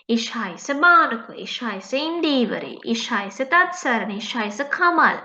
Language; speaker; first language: German; non-native, learner; Sinhala